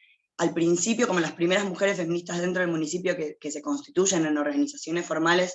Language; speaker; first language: Spanish; native; Spanish